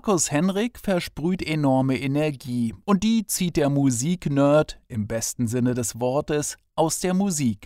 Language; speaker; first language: German; native; German